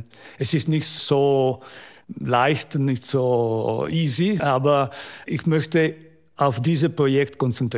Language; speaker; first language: German; non-native, learner; Italian